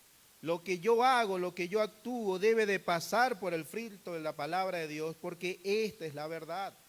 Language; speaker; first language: Spanish; native; Spanish